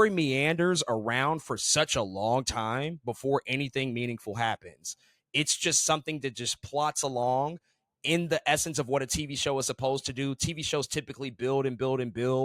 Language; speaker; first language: English; native; English